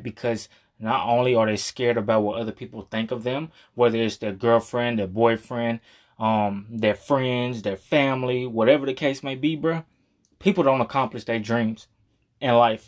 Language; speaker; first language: English; native; English